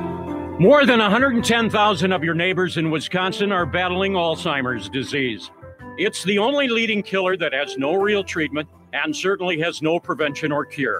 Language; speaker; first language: English; native; English